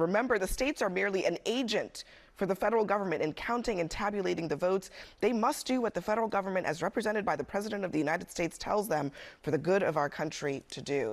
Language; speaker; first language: English; native; English